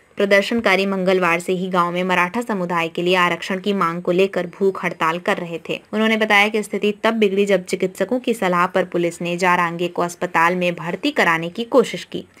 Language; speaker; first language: Hindi; non-native, local second language; Marathi